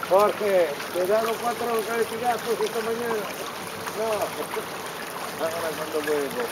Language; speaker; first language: Spanish; non-native, fluent; Italian